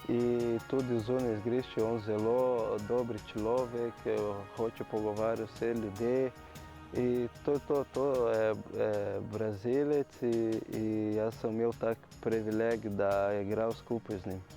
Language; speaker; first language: Slovenian; non-native, learner; Portuguese